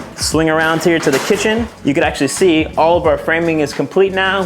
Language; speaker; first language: English; native; English